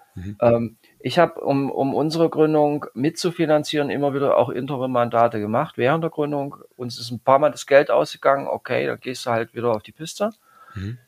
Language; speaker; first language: German; native; German